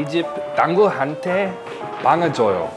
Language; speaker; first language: Korean; non-native, learner; English